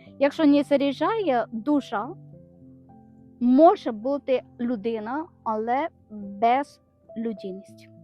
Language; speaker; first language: Ukrainian; non-native, learner; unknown